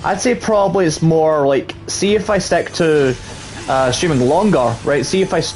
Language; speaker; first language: English; native; English